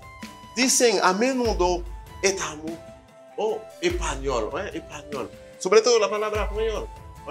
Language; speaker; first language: Spanish; non-native, fluent; Haitian Creole